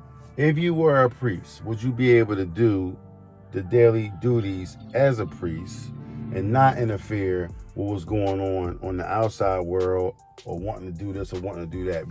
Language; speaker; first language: English; native; English